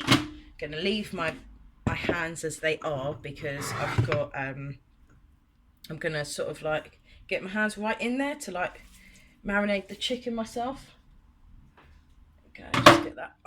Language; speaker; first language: English; native; English